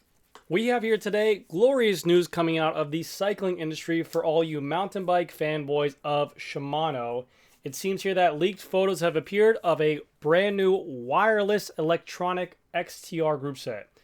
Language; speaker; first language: English; native; English